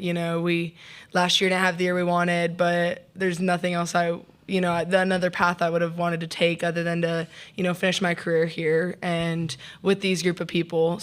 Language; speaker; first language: English; native; English